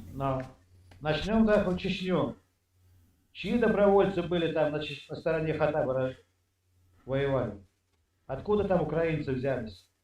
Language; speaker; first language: Russian; native; Russian